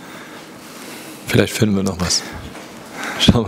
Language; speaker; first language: German; native; German